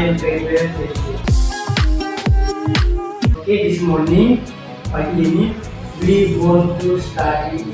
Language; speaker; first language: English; non-native, learner; Indonesian